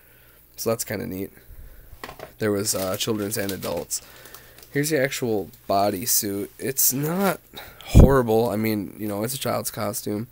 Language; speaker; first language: English; native; English